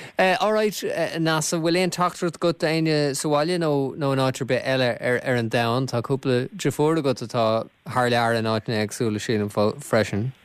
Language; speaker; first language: Irish; native; Irish